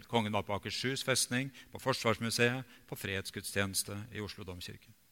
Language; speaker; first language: Norwegian; native; Norwegian